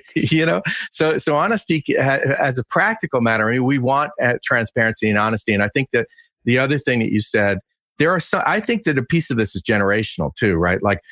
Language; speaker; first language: English; native; English